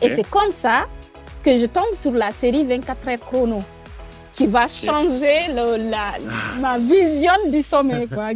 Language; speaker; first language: French; non-native, local second language; Fula